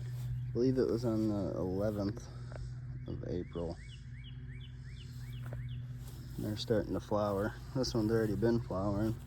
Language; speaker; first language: English; native; English